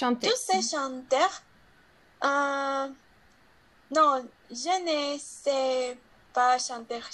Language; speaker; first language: French; non-native, learner; Spanish